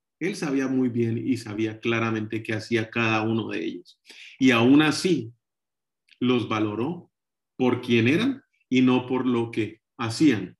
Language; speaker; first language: Spanish; native; Spanish